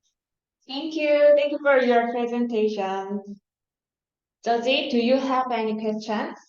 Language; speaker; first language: English; non-native, learner; Korean